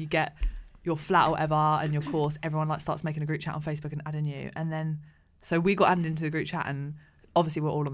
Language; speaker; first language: English; native; English